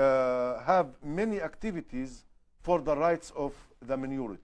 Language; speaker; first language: English; non-native, learner; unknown